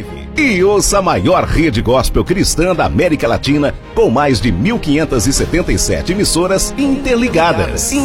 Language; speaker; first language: Portuguese; native; Portuguese